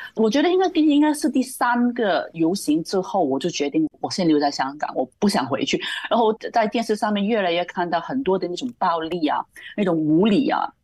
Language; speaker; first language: Chinese; non-native, local second language; Cantonese